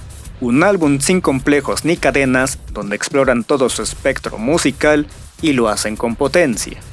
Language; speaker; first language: Spanish; native; Spanish